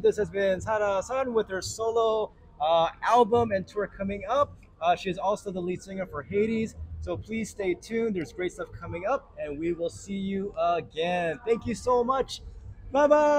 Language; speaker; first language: English; native; English